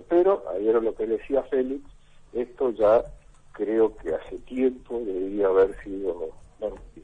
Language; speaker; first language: Spanish; native; Spanish